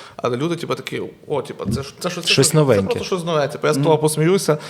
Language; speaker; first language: Ukrainian; native; Ukrainian